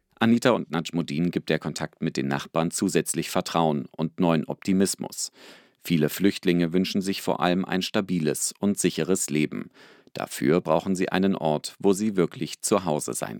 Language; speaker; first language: German; native; German